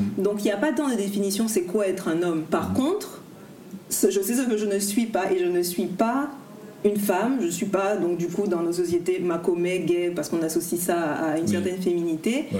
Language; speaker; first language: French; native; French